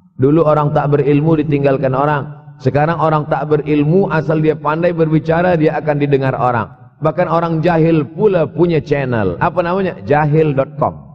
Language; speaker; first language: Malay; native; Malay